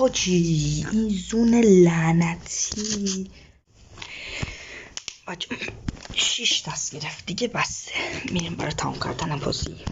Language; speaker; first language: Persian; native; Persian